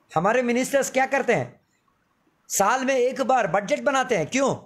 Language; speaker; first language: Hindi; non-native, local second language; Malayalam